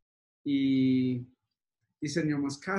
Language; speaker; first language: Spanish; non-native, fluent; English